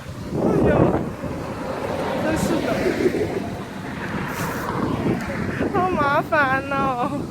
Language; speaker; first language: Chinese; early bilingual, heritage; Chinese